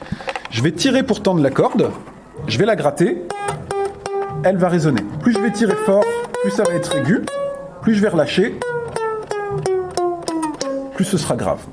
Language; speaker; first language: French; native; French